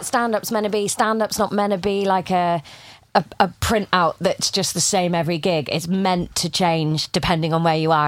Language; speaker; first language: English; native; English